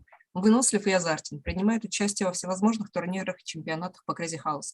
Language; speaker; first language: Russian; native; Russian